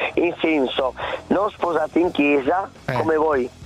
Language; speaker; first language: Italian; native; Italian